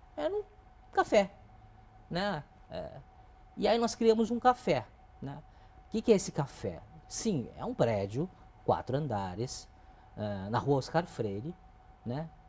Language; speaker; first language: Portuguese; early bilingual, other home language; Chinese